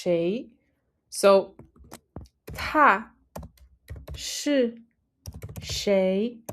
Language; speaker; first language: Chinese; non-native, fluent; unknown